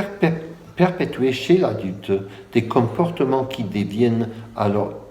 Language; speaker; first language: French; non-native, fluent; English